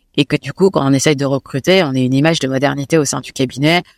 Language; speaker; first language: French; native; French